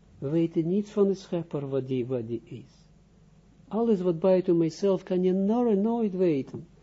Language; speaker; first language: Dutch; non-native, fluent; Russian